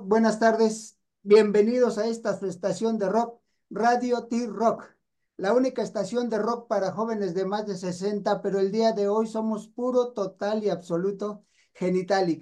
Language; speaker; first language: Spanish; native; Spanish